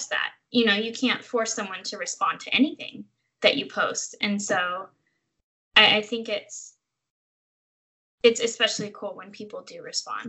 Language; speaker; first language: English; native; English